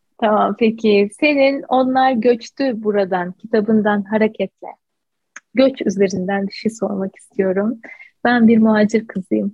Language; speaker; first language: Turkish; native; Turkish